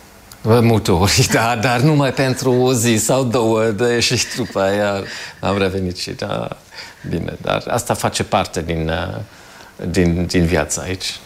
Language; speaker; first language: Romanian; non-native, fluent; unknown